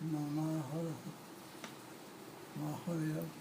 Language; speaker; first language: Hebrew; non-native, learner; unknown